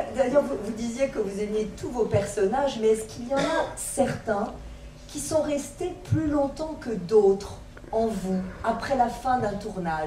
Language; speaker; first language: French; native; French